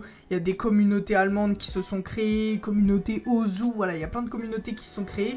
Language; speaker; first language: French; native; French